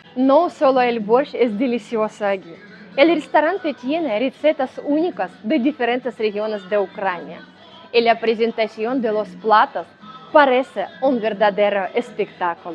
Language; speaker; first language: Spanish; non-native, learner; Ukrainian